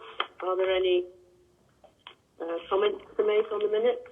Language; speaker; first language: English; native; English